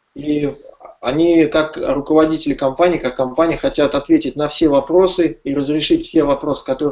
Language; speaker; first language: Russian; native; Russian